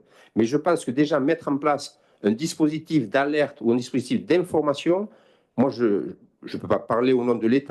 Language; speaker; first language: French; native; French